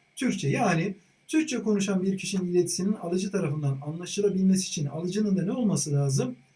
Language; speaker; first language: Turkish; native; Turkish